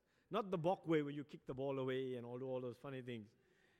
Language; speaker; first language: English; native; English